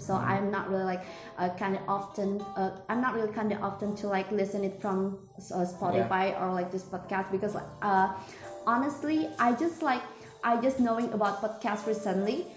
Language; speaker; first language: English; non-native, learner; Indonesian